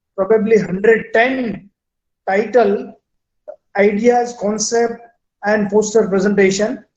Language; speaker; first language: English; non-native, local second language; Gujarati